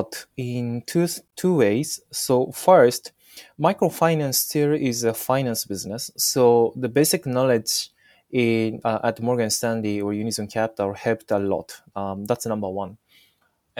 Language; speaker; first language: English; non-native, fluent; Japanese